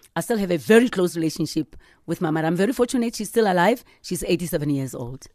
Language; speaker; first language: English; non-native, local second language; Southern Sotho